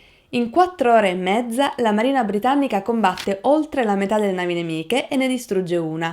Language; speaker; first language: Italian; native; Italian